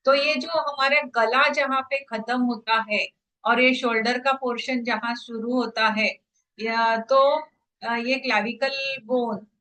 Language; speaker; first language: Hindi; non-native, local second language; Marathi